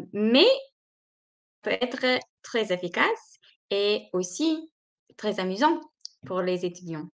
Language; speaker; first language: French; non-native, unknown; English